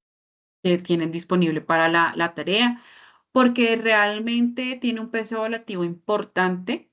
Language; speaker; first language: Spanish; native; Spanish